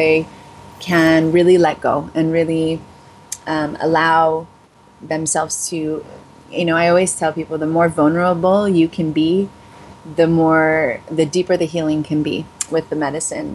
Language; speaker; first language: English; native; English